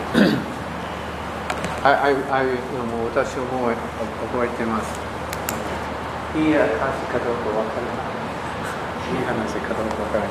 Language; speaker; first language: Japanese; non-native, learner; English